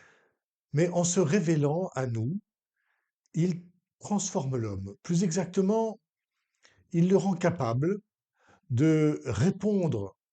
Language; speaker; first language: French; native; French